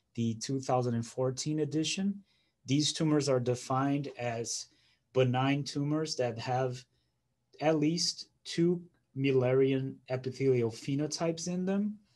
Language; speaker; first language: English; non-native, fluent; Portuguese